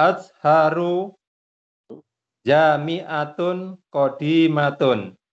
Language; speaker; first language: Arabic; non-native, learner; Indonesian